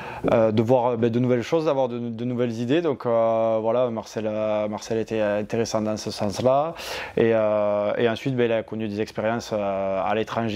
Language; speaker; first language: French; native; French